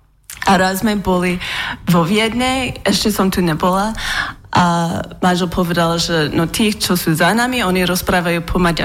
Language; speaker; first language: Slovak; non-native, learner; English